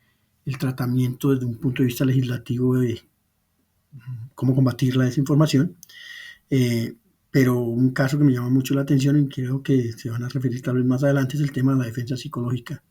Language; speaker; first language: Spanish; native; Spanish